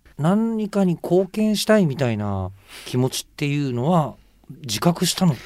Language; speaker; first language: Japanese; native; Japanese